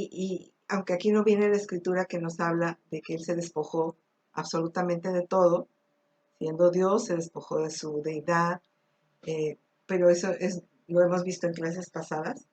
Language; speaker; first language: Spanish; native; Spanish